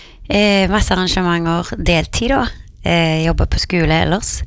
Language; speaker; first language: Norwegian; native; Norwegian